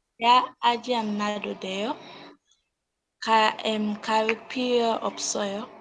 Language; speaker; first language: Korean; non-native, learner; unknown